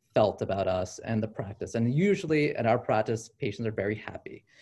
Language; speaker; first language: English; native; English